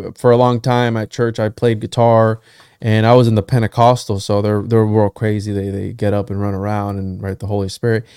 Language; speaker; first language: English; non-native, fluent; Spanish